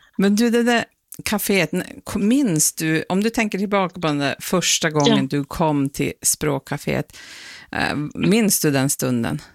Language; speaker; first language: Swedish; native; Swedish